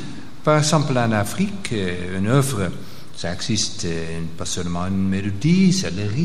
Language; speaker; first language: French; non-native, local second language; Dutch